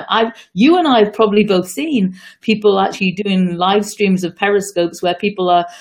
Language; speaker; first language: English; native; English